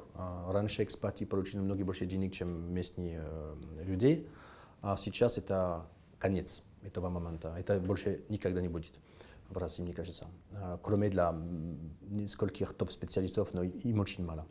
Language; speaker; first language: Russian; non-native, fluent; French